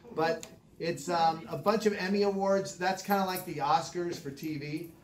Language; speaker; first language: English; native; English